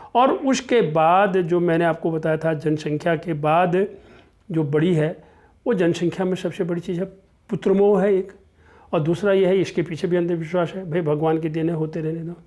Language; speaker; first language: Hindi; non-native, local second language; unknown